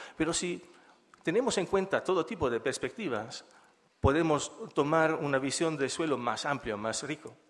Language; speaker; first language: Spanish; non-native, fluent; Italian